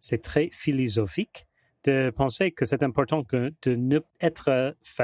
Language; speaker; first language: French; non-native, fluent; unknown